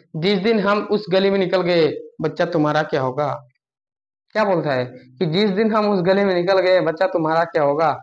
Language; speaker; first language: Hindi; non-native, local second language; Bangla